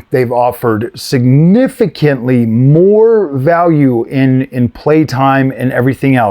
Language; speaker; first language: English; native; English